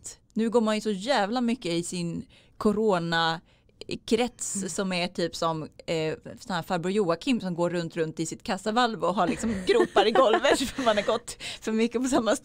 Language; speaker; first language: Swedish; native; Swedish